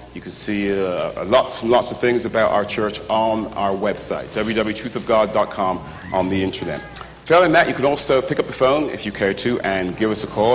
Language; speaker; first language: English; native; English